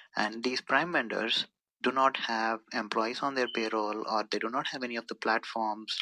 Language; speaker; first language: English; non-native, local second language; Telugu